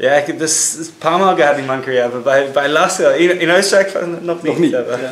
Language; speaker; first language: German; non-native, fluent; English